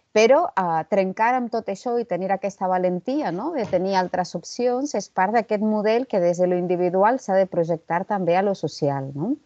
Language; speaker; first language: Catalan; non-native, local second language; Spanish